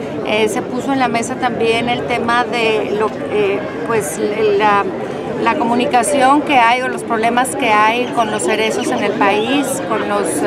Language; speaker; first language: Spanish; native; Spanish